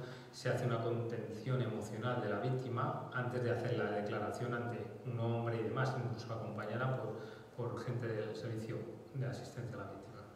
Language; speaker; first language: Spanish; native; Spanish